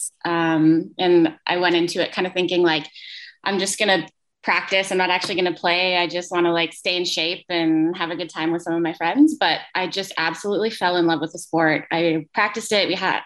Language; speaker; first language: English; native; English